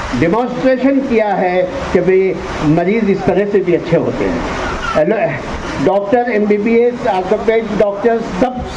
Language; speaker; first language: Hindi; non-native, local second language; Urdu